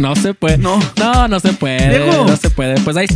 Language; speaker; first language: Spanish; early bilingual, other home language; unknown